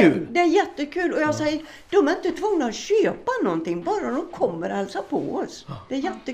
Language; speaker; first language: Swedish; native; Swedish